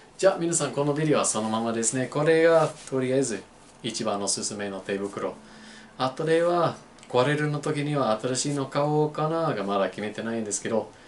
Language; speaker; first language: Japanese; non-native, learner; English